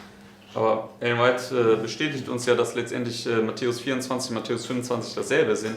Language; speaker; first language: German; native; German